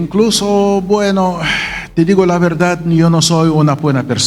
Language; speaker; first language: Spanish; non-native, fluent; Arabic